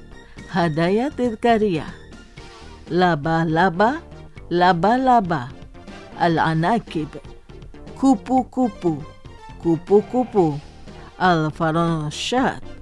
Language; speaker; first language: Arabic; non-native, fluent; Indonesian